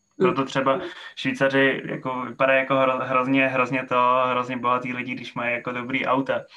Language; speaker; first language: Czech; native; Czech